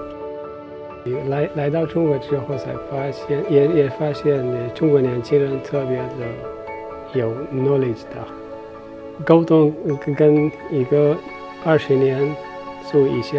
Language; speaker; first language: Chinese; non-native, learner; Arabic